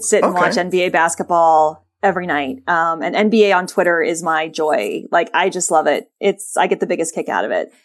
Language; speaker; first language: English; native; English